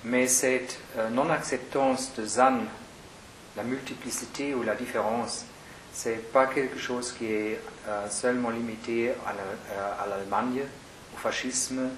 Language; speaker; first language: French; non-native, fluent; German